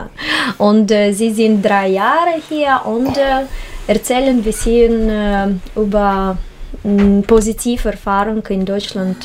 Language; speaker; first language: German; non-native, learner; Russian